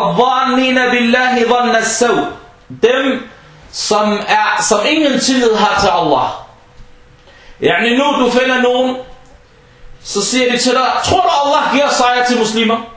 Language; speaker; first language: Danish; early bilingual, other home language; Arabic